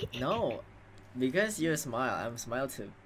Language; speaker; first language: English; non-native, fluent; Indonesian